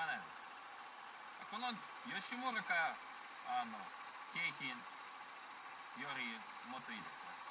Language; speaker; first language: Japanese; non-native, learner; Russian